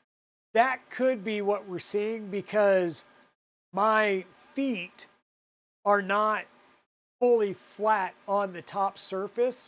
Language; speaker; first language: English; native; English